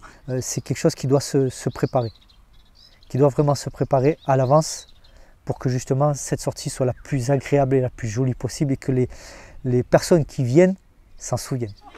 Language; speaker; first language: French; native; French